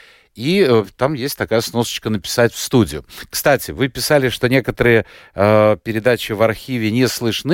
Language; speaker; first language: Russian; native; Russian